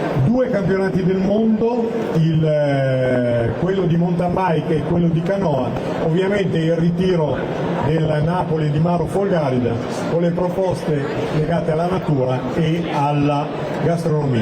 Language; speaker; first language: Italian; native; Italian